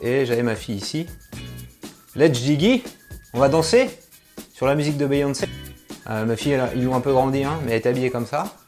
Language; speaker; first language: French; native; French